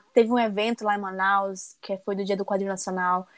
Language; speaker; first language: Portuguese; native; Portuguese